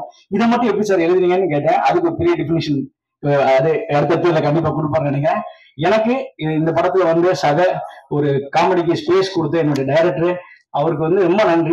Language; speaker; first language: Tamil; native; Tamil